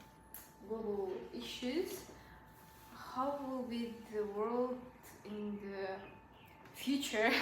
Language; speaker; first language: English; non-native, learner; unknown